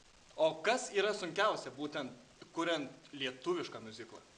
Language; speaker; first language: Lithuanian; native; Lithuanian